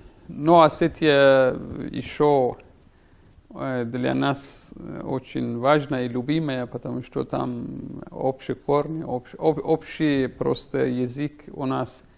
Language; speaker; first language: Russian; non-native, fluent; Persian